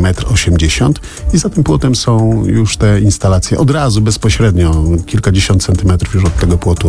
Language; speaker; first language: Polish; native; Polish